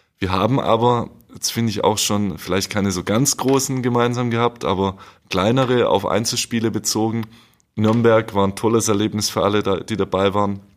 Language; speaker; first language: German; native; German